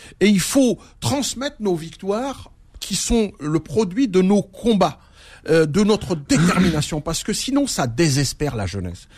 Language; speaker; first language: French; early bilingual, other home language; Arabic